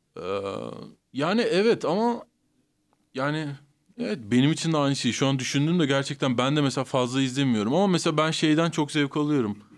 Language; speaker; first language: Turkish; native; Turkish